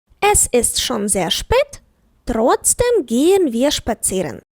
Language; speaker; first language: German; non-native, fluent; Ukrainian